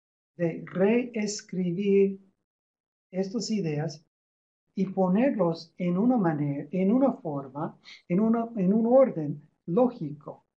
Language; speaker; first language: Spanish; non-native, fluent; English